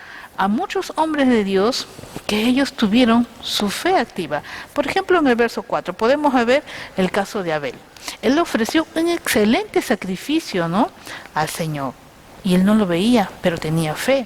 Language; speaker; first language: Spanish; native; Spanish